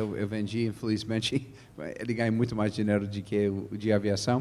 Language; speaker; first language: Portuguese; non-native, fluent; English